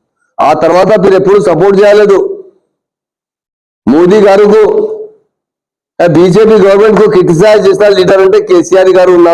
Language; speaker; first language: Telugu; non-native, local second language; Urdu